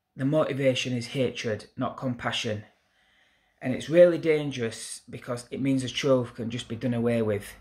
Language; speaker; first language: English; native; English